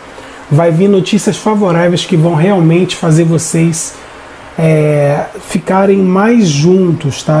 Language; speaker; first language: Portuguese; native; Portuguese